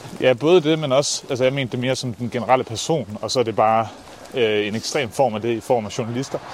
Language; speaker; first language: Danish; native; Danish